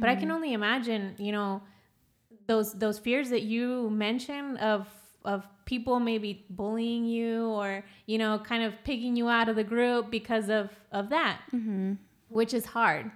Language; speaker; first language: English; early bilingual, other home language; Spanish